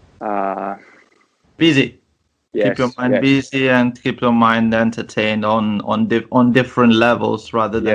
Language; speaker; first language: English; non-native, fluent; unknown